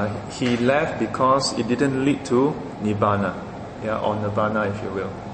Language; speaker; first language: English; non-native, local second language; Chinese